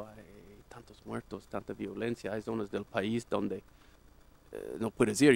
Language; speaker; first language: Spanish; non-native, fluent; English